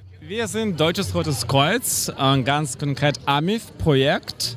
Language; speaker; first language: German; non-native, fluent; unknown